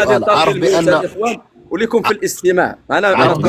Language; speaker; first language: Arabic; native; Arabic